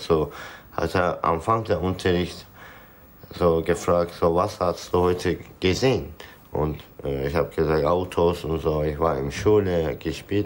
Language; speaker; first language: German; non-native, fluent; Turkish